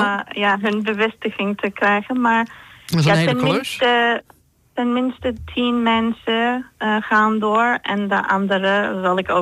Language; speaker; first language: Dutch; non-native, fluent; Turkish